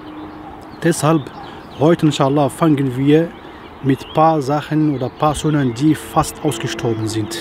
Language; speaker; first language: German; non-native, fluent; Arabic